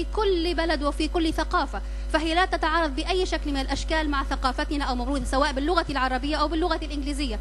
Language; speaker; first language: Arabic; native; Arabic